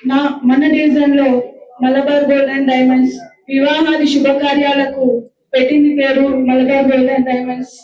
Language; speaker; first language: Telugu; native; Telugu